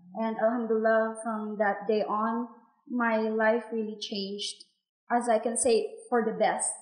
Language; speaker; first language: English; non-native, local second language; Filipino